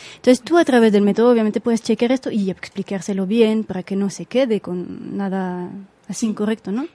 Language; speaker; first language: Spanish; non-native, fluent; French